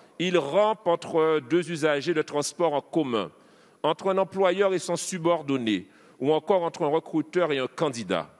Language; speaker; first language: French; native; French